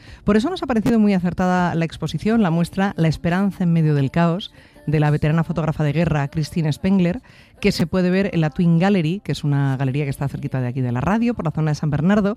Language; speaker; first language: Spanish; native; Spanish